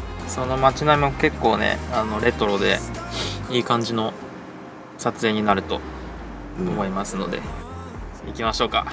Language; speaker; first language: Japanese; native; Japanese